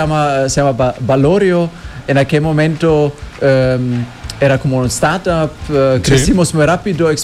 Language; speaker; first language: Spanish; non-native, fluent; German